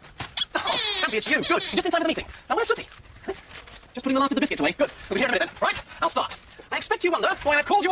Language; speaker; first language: English; native; English